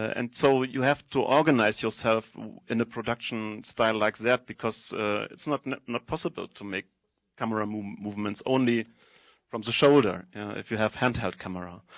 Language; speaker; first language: English; non-native, fluent; German